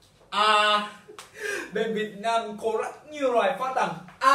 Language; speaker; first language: Vietnamese; non-native, learner; Japanese